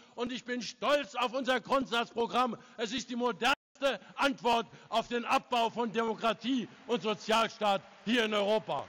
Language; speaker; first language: German; native; German